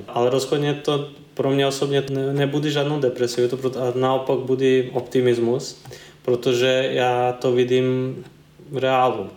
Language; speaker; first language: Czech; non-native, fluent; Serbian